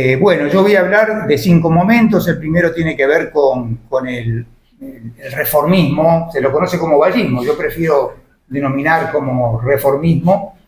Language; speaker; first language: Spanish; native; Spanish